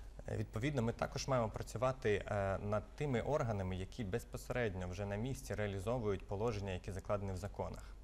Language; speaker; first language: Ukrainian; native; Ukrainian